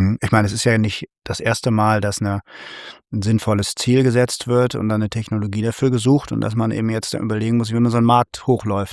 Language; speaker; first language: German; native; German